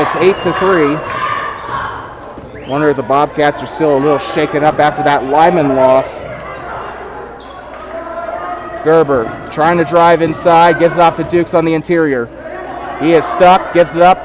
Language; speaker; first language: English; native; English